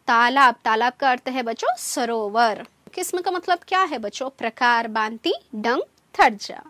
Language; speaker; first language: Hindi; non-native, local second language; Kannada